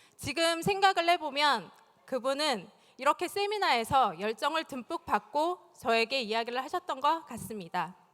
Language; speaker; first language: Korean; native; Korean